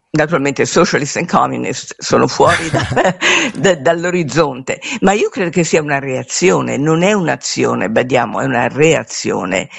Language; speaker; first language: Italian; native; Italian